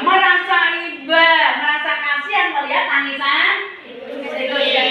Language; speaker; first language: Indonesian; native; Indonesian